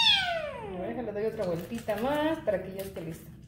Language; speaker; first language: Spanish; native; Spanish